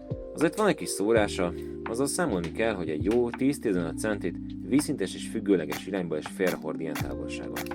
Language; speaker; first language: Hungarian; native; Hungarian